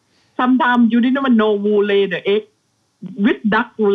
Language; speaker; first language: English; non-native, learner; Thai